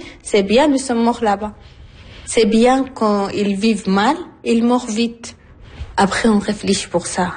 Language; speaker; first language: French; non-native, learner; Arabic